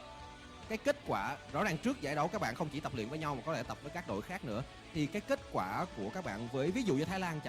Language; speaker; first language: Vietnamese; native; Vietnamese